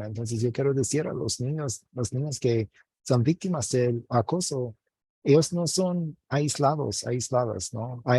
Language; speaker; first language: Spanish; non-native, fluent; English